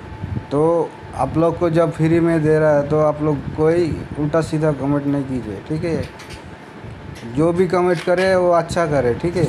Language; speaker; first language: Hindi; non-native, local second language; Bangla